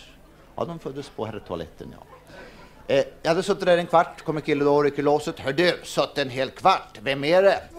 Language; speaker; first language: Swedish; native; Swedish